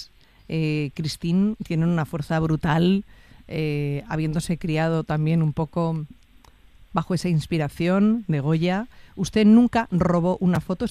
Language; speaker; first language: Spanish; native; Spanish